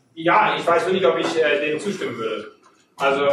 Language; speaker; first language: German; native; German